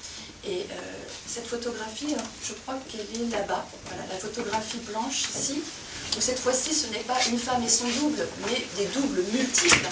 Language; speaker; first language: French; native; French